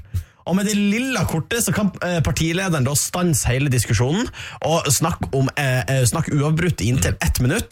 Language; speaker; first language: Norwegian; native; Norwegian